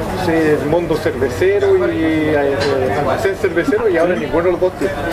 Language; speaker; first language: Spanish; native; Spanish